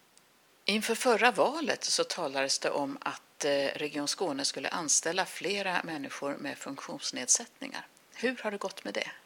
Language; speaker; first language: Swedish; native; Swedish